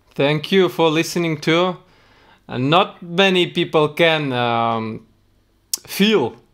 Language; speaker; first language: English; non-native, learner; Russian